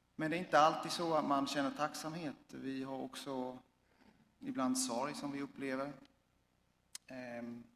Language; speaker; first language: Swedish; non-native, fluent; Swiss German